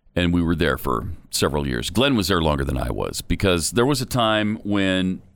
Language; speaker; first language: English; native; English